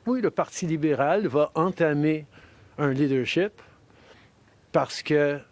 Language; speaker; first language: French; native; French